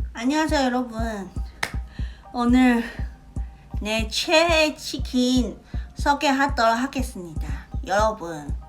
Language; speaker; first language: Korean; non-native, learner; Chinese